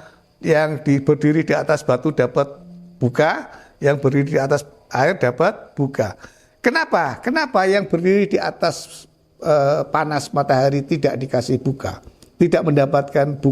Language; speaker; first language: Indonesian; native; Indonesian